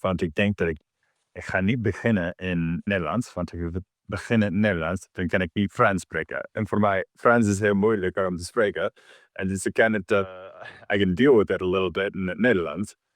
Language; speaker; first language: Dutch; non-native, learner; English